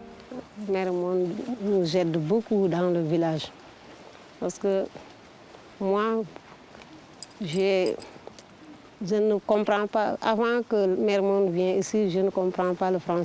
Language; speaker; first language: French; non-native, learner; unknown